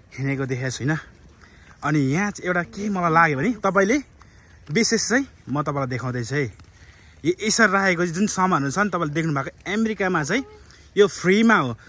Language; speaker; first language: Nepali; native; Nepali